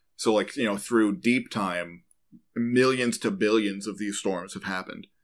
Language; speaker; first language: English; native; English